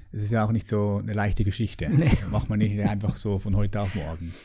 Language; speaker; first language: German; native; German